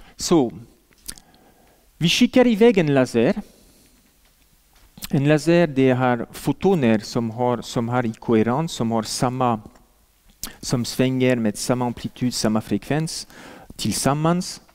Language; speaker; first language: Swedish; non-native, fluent; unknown